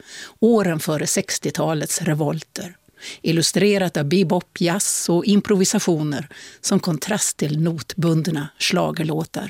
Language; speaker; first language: Swedish; native; Swedish